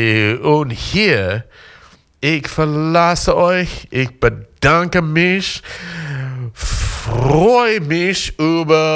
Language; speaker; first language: German; non-native, fluent; English